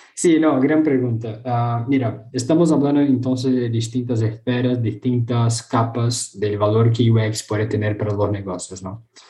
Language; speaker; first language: Spanish; non-native, fluent; Portuguese